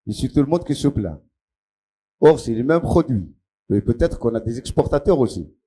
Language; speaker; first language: French; non-native, local second language; Arabic